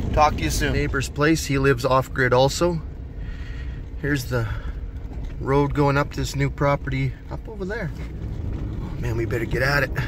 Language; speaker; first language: English; native; English